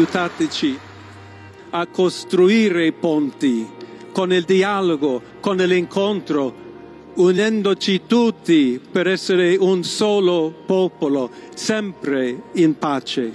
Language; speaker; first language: Italian; non-native, fluent; English